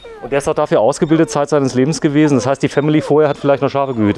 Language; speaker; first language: German; native; German